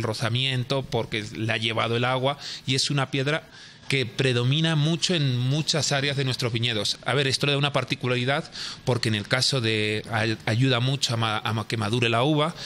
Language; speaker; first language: Spanish; native; Spanish